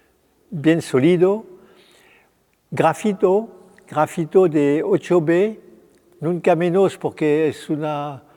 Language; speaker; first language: Spanish; non-native, fluent; French